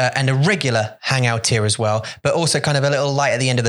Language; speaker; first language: English; native; English